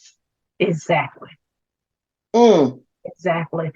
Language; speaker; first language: English; native; English